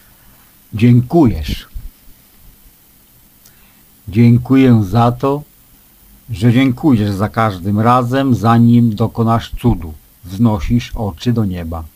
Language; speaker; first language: Polish; native; Polish